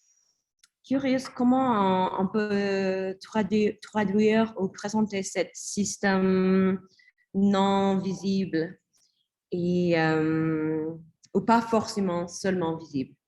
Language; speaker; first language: French; non-native, learner; English